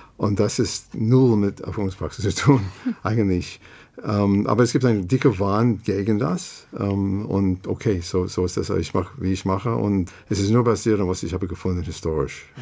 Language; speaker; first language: German; non-native, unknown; English